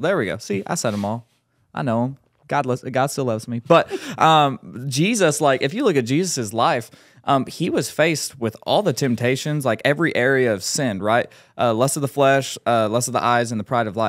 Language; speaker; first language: English; native; English